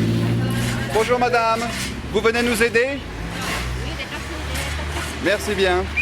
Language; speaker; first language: French; native; French